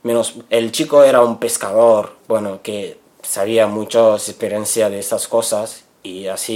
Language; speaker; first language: Spanish; non-native, learner; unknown